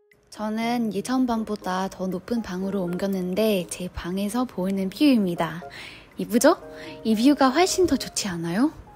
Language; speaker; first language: Korean; non-native, fluent; Vietnamese